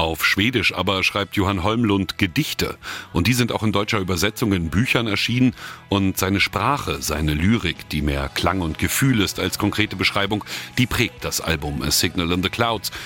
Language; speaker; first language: German; native; German